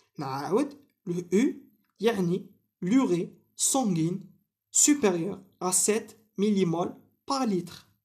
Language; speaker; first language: French; non-native, local second language; Arabic